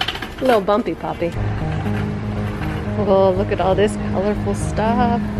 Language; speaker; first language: English; native; English